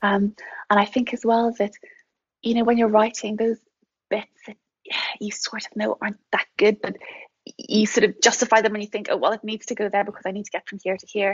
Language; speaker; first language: English; native; English